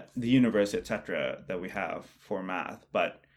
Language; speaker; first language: English; non-native, local second language; Bangla